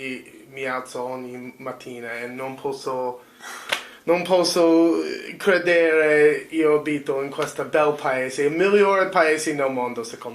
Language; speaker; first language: Italian; non-native, learner; English